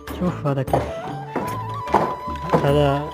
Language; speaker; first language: Arabic; non-native, learner; Bangla